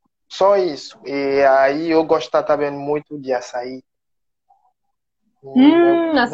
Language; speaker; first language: Portuguese; non-native, learner; French